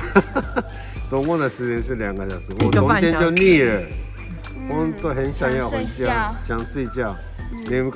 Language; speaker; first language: Chinese; non-native, learner; Japanese